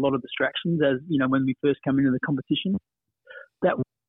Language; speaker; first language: English; native; English